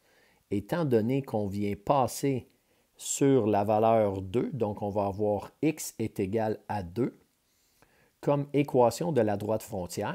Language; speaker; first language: French; native; French